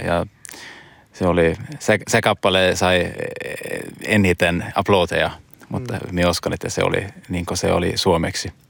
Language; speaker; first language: Finnish; non-native, learner; Swedish